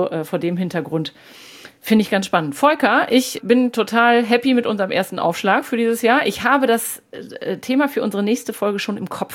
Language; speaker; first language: German; native; German